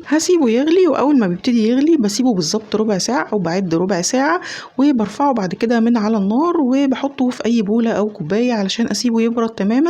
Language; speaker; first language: Arabic; native; Arabic